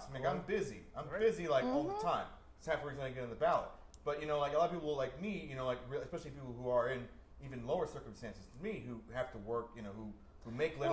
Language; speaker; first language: English; native; English